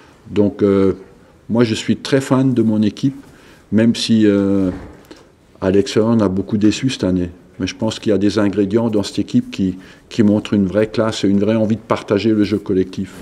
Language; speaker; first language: French; native; French